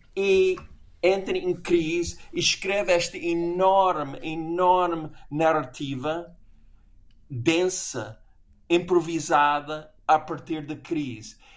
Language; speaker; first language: Portuguese; non-native, fluent; English